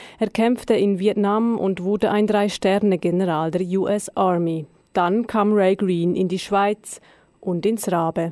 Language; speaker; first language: German; native; German